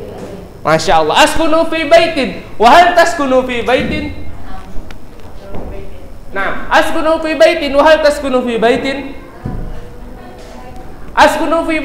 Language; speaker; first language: Arabic; non-native, fluent; Indonesian